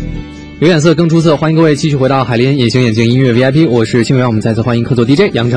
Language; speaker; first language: Chinese; native; Chinese